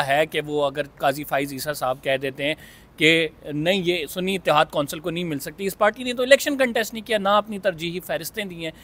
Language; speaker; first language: Urdu; native; Urdu